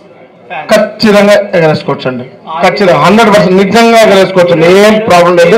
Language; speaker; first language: Telugu; native; Telugu